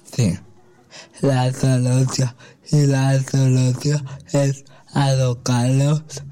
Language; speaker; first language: Catalan; non-native, local second language; Spanish